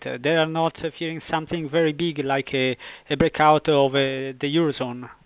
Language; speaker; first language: English; non-native, fluent; Italian